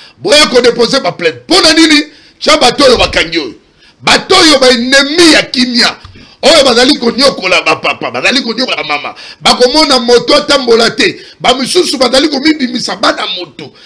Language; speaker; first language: Lingala; native; Lingala